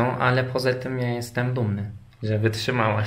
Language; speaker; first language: Polish; non-native, learner; Turkish